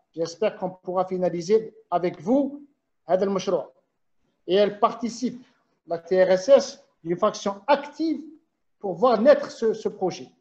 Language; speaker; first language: French; non-native, local second language; Arabic